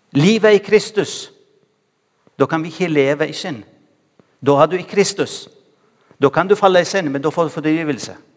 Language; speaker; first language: Norwegian; non-native, fluent; Arabic